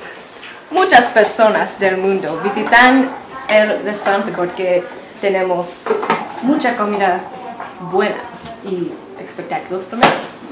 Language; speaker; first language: Spanish; non-native, learner; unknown